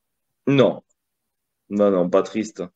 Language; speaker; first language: French; early bilingual, other home language; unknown